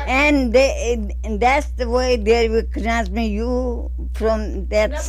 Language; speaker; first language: English; non-native, learner; Armenian